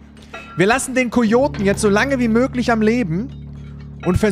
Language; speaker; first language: German; native; German